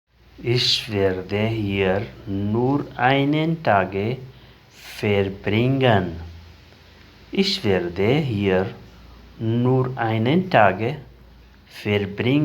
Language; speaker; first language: German; non-native, learner; Urdu